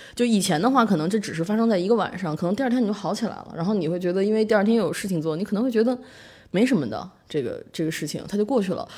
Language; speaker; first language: Chinese; native; Chinese